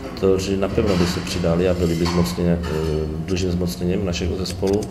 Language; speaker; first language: Polish; non-native, learner; Slovak